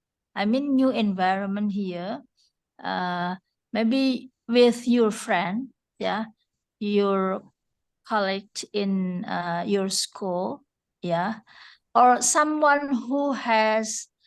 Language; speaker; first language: English; non-native, fluent; Indonesian